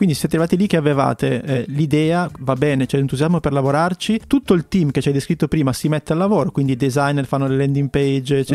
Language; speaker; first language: Italian; native; Italian